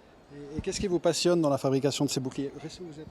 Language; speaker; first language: French; native; French